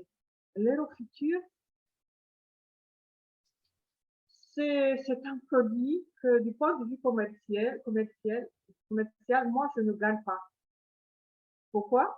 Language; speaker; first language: French; non-native, fluent; Romanian